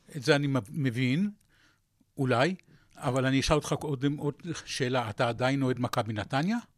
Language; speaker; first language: Hebrew; native; Hebrew